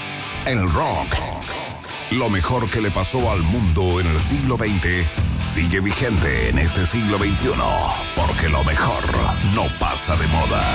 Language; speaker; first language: Spanish; native; Spanish